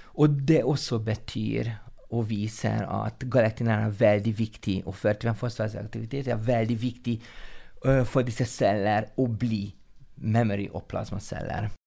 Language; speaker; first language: Norwegian; non-native, fluent; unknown